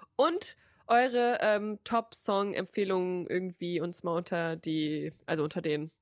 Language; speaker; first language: German; native; German